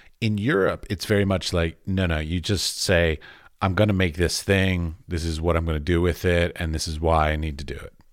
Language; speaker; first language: English; native; English